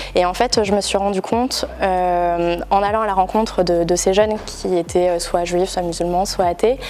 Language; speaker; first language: French; native; French